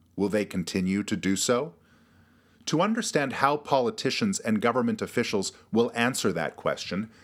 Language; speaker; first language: English; native; English